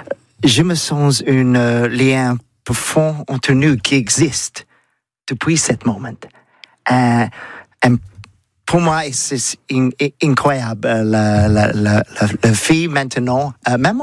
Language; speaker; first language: French; non-native, learner; English